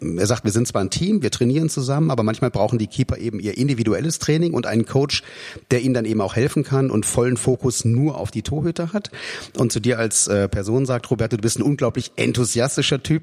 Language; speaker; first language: German; native; German